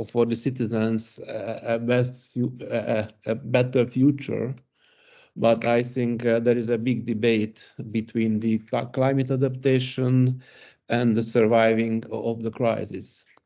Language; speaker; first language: English; non-native, learner; Hungarian